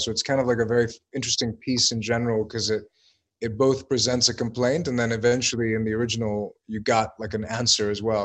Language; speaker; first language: English; native; English